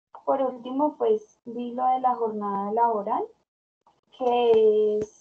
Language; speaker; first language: Spanish; native; Spanish